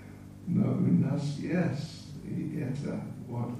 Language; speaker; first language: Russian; non-native, learner; English